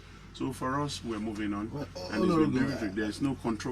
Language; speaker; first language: English; non-native, local second language; Yoruba